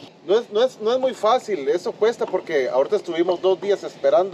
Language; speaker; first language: Spanish; native; Spanish